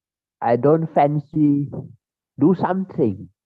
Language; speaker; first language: English; non-native, learner; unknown